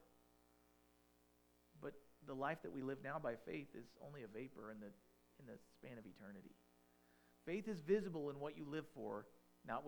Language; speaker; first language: English; native; English